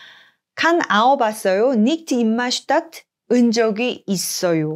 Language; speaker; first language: German; non-native, fluent; Korean